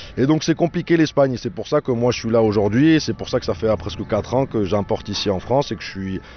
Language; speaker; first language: French; native; French